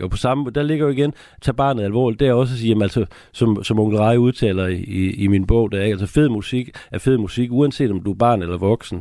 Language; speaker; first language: Danish; native; Danish